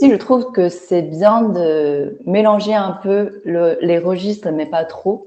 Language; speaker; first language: French; non-native, fluent; Chinese